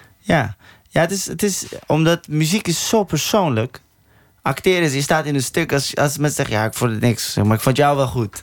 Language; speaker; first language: Dutch; early bilingual, other home language; Persian